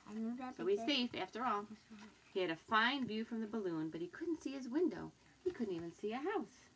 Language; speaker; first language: English; native; English